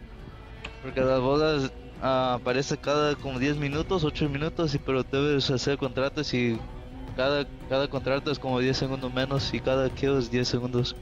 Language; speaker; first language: Spanish; early bilingual, heritage; English